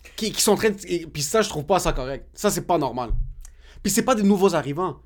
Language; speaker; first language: French; native; French